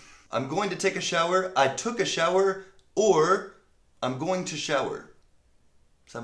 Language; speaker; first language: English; non-native, fluent; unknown